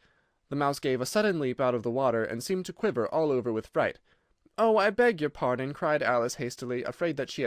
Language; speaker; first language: English; native; English